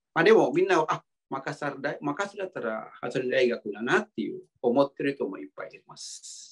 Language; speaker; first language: Japanese; non-native, fluent; Indonesian